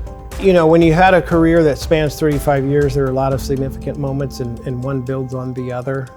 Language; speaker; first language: English; native; English